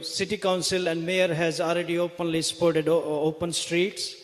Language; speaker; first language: English; non-native, local second language; Hindi